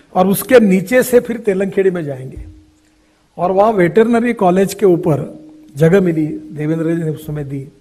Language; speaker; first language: Hindi; non-native, local second language; Marathi